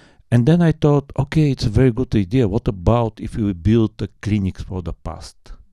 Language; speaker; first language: English; non-native, fluent; Bulgarian